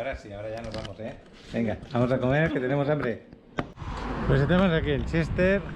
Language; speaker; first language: Spanish; native; Spanish